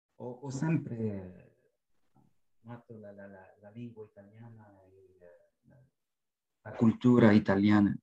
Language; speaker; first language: Italian; non-native, learner; French